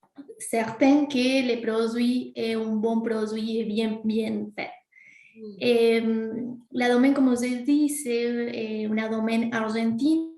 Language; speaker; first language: French; non-native, fluent; Spanish